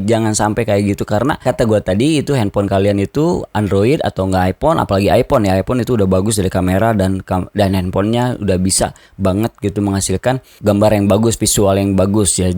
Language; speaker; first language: Indonesian; native; Indonesian